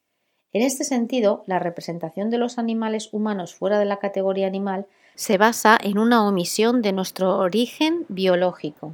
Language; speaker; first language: Spanish; native; Spanish